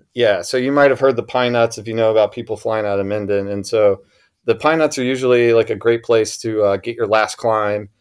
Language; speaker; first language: English; native; English